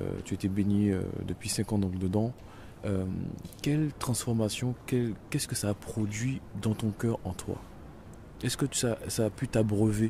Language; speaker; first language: French; native; French